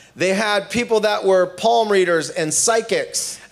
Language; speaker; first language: English; native; English